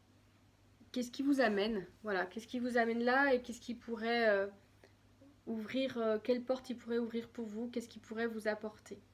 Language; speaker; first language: French; native; French